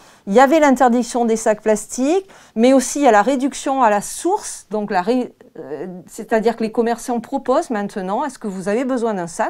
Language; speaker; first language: French; native; French